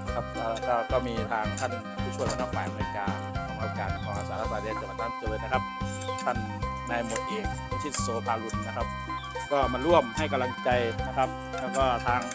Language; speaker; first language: Thai; non-native, local second language; Northeastern Thai